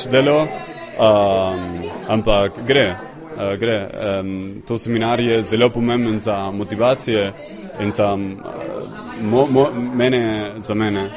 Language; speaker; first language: Slovenian; non-native, learner; Spanish